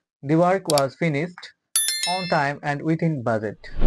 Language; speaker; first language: English; non-native, local second language; Bangla